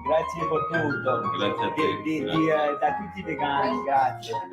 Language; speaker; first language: Italian; non-native, learner; English